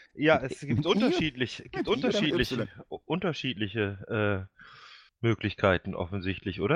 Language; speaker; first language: German; native; German